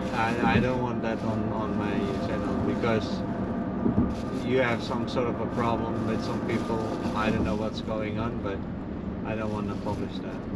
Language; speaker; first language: English; non-native, fluent; Dutch